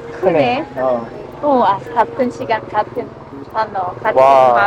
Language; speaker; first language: Korean; non-native, learner; Khmer